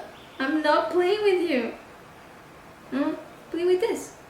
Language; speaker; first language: English; non-native, fluent; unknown